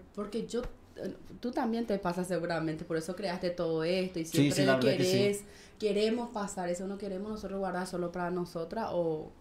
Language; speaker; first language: Spanish; native; Spanish